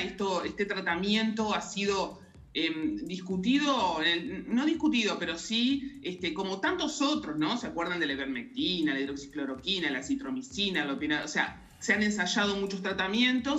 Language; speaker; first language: Spanish; native; Spanish